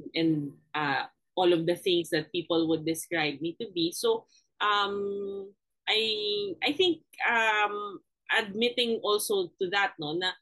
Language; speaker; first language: English; non-native, local second language; Filipino